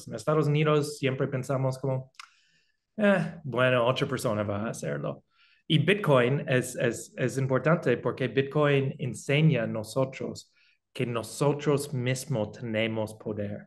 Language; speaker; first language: Spanish; non-native, fluent; English